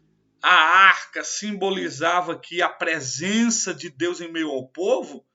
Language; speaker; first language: Portuguese; native; Portuguese